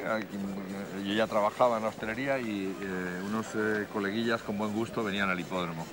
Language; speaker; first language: Spanish; native; Spanish